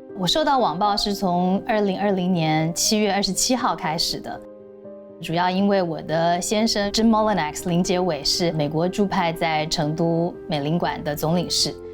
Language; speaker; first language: Chinese; native; Chinese